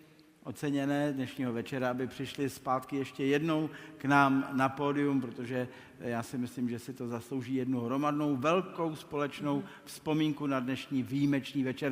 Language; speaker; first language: Czech; native; Czech